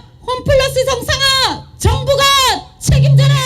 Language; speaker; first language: Korean; native; Korean